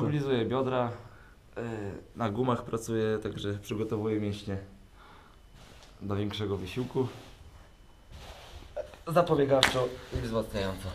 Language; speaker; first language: Polish; native; Polish